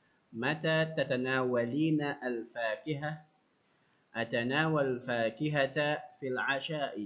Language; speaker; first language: Arabic; non-native, fluent; Indonesian